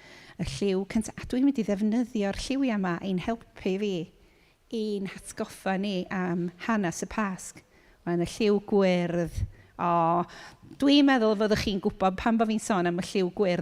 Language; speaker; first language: Welsh; native; Welsh